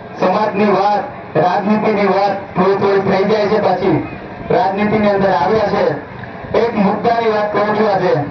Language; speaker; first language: Gujarati; non-native, local second language; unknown